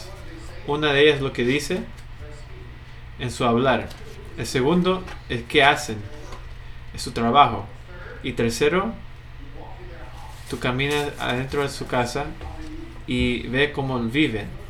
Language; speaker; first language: Spanish; non-native, fluent; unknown